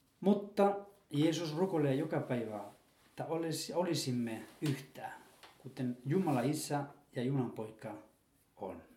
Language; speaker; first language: Finnish; non-native, fluent; Spanish